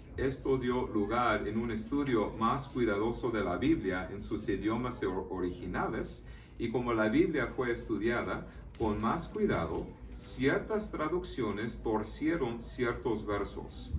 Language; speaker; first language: Spanish; early bilingual, heritage; Spanish